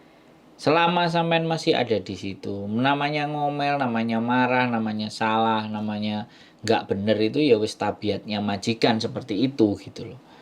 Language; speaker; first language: Indonesian; non-native, local second language; Javanese